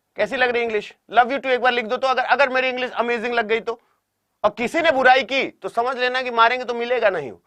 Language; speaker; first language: Hindi; native; Hindi